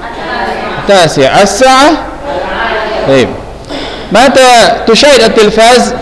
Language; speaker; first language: Arabic; non-native, fluent; Indonesian